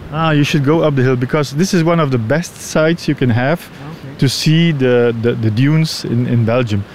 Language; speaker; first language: English; non-native, fluent; Dutch